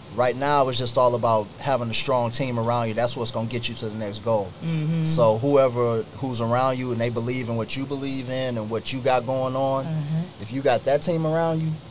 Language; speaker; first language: English; native; English